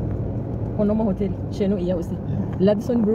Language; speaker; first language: French; non-native, learner; Kinyarwanda